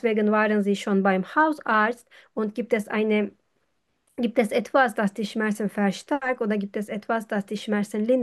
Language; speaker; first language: German; non-native, fluent; Turkish